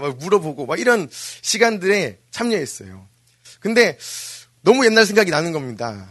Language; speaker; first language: Korean; native; Korean